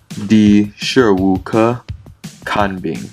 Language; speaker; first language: Chinese; non-native, learner; English